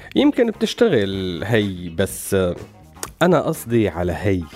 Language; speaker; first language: Arabic; native; Arabic